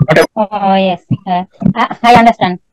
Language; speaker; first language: English; non-native, learner; Bangla